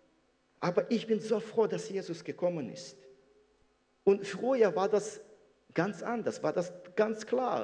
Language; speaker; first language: German; non-native, fluent; Russian